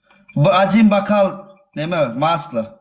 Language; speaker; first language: Russian; non-native, learner; Turkmen